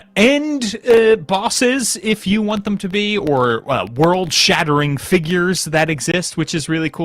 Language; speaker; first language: English; native; English